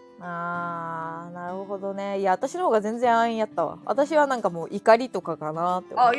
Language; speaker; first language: Japanese; native; Japanese